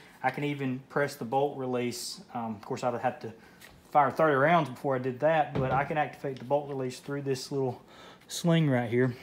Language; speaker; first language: English; native; English